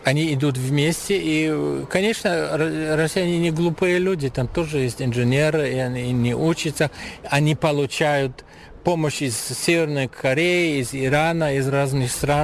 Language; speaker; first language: Russian; non-native, fluent; German